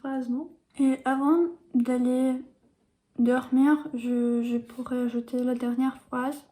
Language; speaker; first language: French; non-native, learner; English